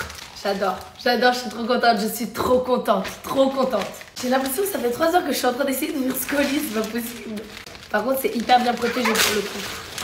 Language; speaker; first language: French; native; French